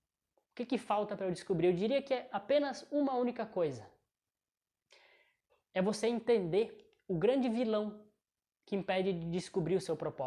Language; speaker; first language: Portuguese; native; Portuguese